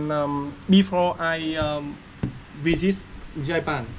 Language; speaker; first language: English; non-native, learner; Vietnamese